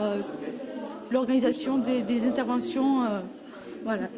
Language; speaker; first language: French; native; French